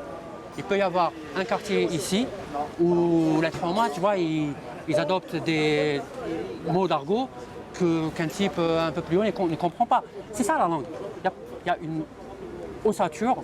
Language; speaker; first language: French; native; French